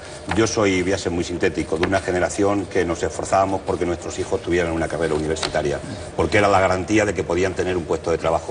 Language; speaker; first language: Spanish; native; Spanish